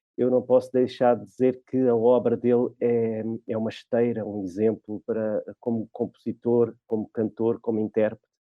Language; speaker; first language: Portuguese; native; Portuguese